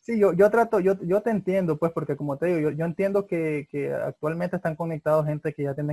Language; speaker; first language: Spanish; native; Spanish